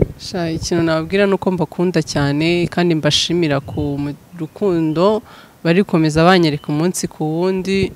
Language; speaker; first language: Kinyarwanda; native; Kinyarwanda